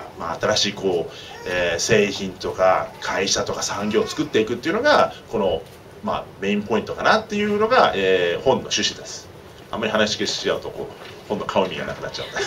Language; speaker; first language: Japanese; early bilingual, heritage; Japanese